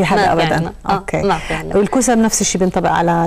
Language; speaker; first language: Arabic; native; Arabic